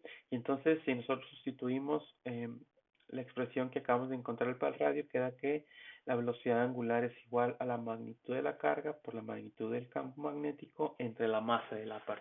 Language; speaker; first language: Spanish; native; Spanish